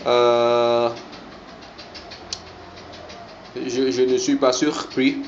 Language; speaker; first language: French; non-native, learner; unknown